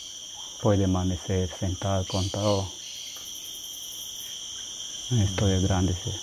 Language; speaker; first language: Spanish; non-native, local second language; Shipibo-Conibo